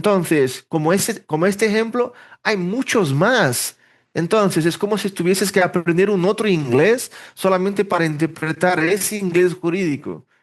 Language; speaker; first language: Spanish; early bilingual, heritage; Portuguese